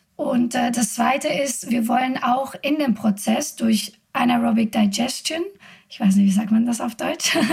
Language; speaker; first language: German; non-native, fluent; Spanish